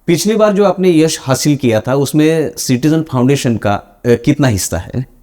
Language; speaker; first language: Hindi; non-native, local second language; Marathi